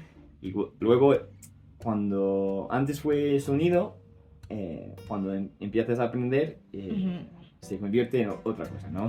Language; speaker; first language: Spanish; non-native, fluent; English